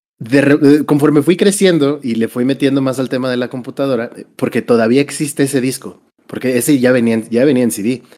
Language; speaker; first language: Spanish; native; Spanish